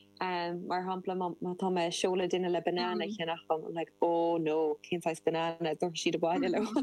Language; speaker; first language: Irish; non-native, local second language; English